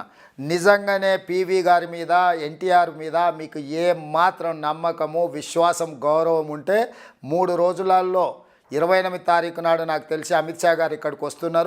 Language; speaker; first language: Telugu; native; Telugu